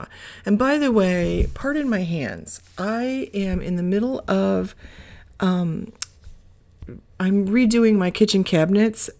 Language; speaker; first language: English; native; English